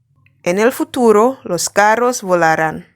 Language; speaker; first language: Spanish; non-native, fluent; English